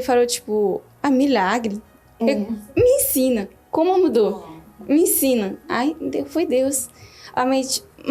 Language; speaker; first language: Portuguese; non-native, learner; Japanese